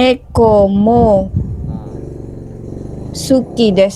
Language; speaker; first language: Japanese; non-native, learner; Filipino